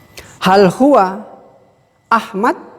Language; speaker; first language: Arabic; non-native, fluent; Indonesian